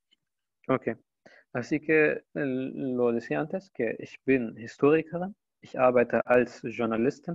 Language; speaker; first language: German; non-native, fluent; Spanish